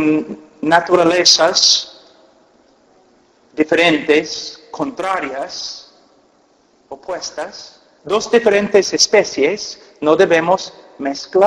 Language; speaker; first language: Spanish; non-native, fluent; English